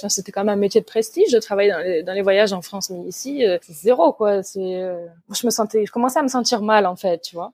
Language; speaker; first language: French; native; French